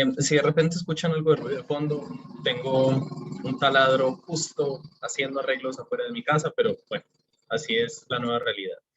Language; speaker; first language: Spanish; native; Spanish